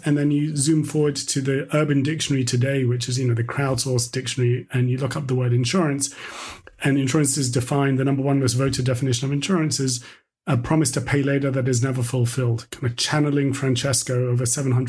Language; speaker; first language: English; native; English